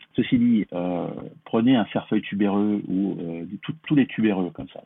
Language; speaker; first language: French; native; French